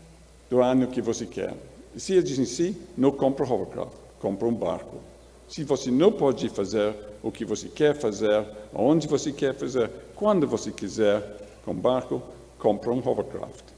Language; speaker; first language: Portuguese; non-native, learner; English